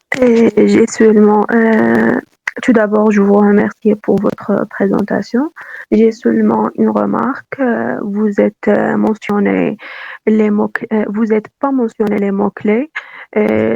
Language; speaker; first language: French; non-native, learner; Arabic